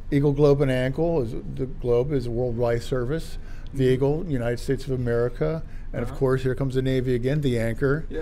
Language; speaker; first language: English; native; English